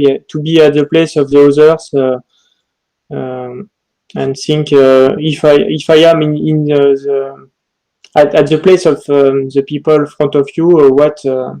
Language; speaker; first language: English; non-native, learner; French